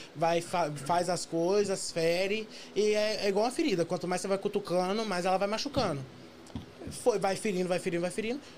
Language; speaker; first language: Portuguese; native; Portuguese